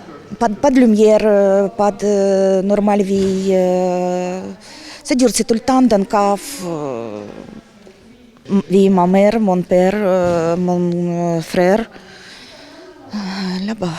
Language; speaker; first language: French; non-native, learner; Ukrainian